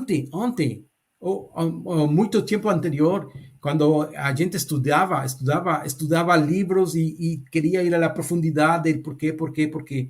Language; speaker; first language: Portuguese; non-native, learner; Spanish